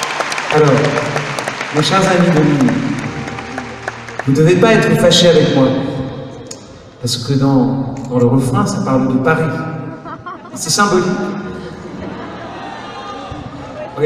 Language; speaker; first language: French; non-native, fluent; English